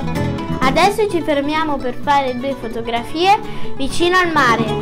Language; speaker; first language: Italian; native; Italian